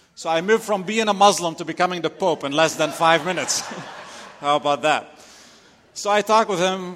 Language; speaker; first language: English; non-native, fluent; Arabic